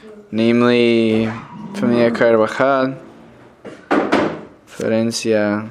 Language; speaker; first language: Spanish; non-native, learner; English